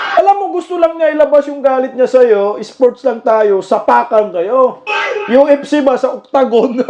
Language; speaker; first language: Filipino; non-native, local second language; Cebuano